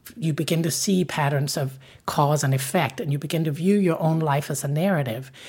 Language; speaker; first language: English; non-native, fluent; Danish